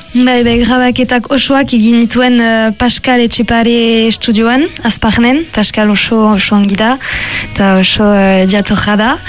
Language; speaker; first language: Basque; non-native, local second language; French